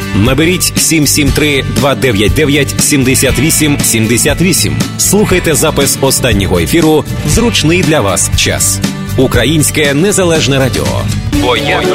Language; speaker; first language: Ukrainian; native; Ukrainian